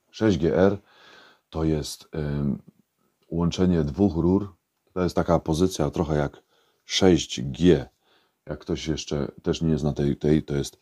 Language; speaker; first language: Polish; native; Polish